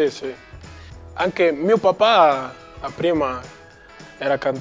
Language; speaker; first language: Italian; non-native, learner; Portuguese